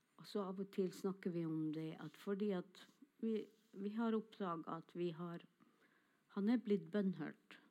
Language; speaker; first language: Norwegian; non-native, local second language; Northern Sami